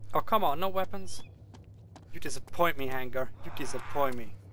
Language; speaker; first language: English; non-native, fluent; Swiss German